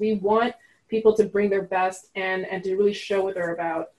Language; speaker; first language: English; non-native, fluent; French